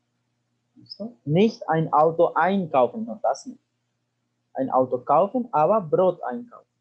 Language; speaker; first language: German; non-native, fluent; Spanish